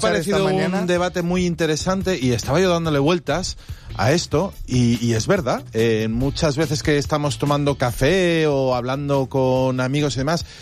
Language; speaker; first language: Spanish; native; Spanish